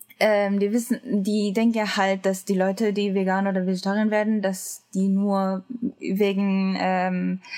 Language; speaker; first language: German; non-native, learner; Japanese